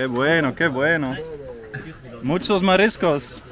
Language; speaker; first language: Spanish; non-native, learner; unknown